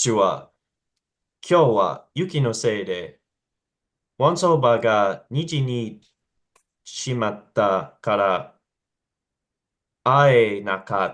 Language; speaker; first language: Japanese; non-native, learner; English